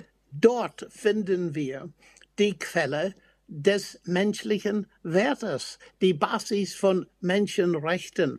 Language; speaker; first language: German; non-native, fluent; English